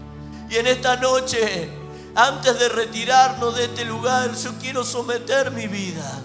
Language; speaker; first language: Spanish; native; Spanish